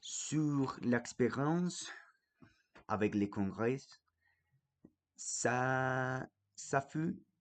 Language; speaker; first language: French; non-native, fluent; Spanish